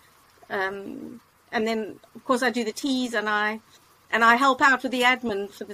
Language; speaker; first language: English; native; English